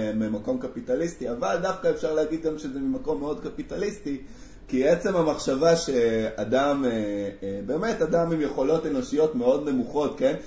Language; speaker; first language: Hebrew; early bilingual, other home language; Amharic